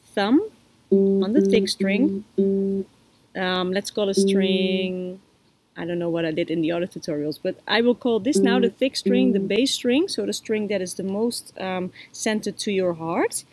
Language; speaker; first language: English; non-native, fluent; Dutch